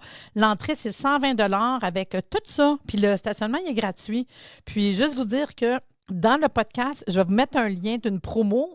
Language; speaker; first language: French; native; French